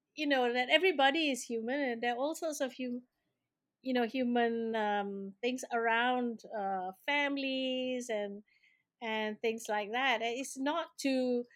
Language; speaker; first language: English; non-native, local second language; Malay